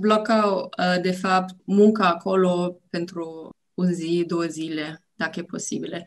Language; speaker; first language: Romanian; non-native, learner; German